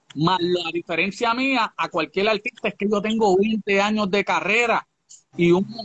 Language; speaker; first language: Spanish; native; Spanish